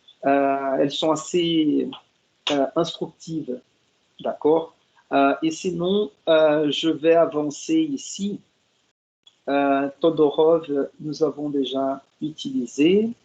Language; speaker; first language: French; non-native, fluent; Portuguese